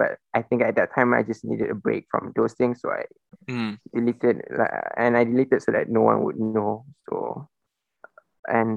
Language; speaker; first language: English; non-native, local second language; Malay